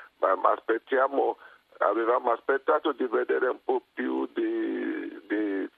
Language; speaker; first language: Italian; non-native, fluent; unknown